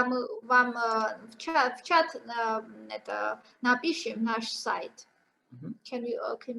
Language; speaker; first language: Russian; non-native, fluent; Georgian